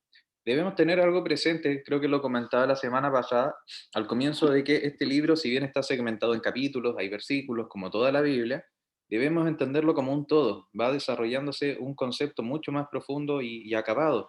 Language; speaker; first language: Spanish; native; Spanish